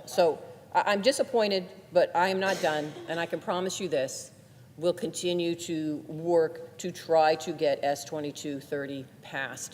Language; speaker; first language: English; native; English